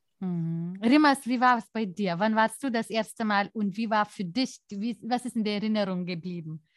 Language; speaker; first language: German; non-native, fluent; Lithuanian